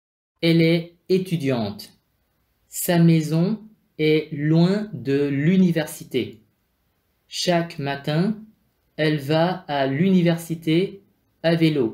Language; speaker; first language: French; non-native, fluent; Vietnamese